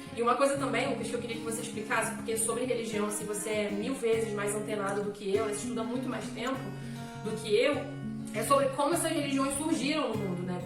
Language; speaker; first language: Portuguese; native; Portuguese